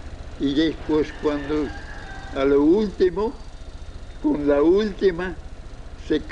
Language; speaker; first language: Spanish; non-native, fluent; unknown